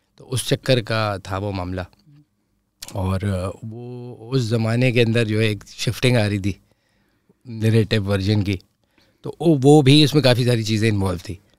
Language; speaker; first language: Urdu; native; Urdu